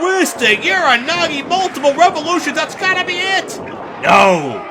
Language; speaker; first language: English; native; English